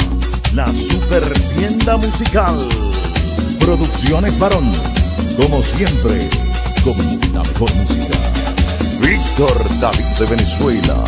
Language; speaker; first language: Spanish; native; Spanish